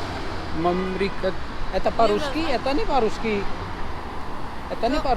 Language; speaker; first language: Russian; non-native, learner; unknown